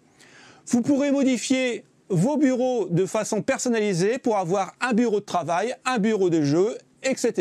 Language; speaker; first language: French; native; French